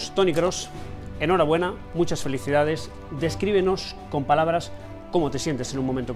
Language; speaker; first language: Spanish; native; Spanish